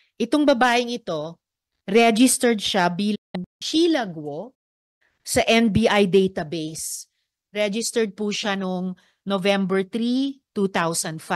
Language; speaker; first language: Filipino; native; Filipino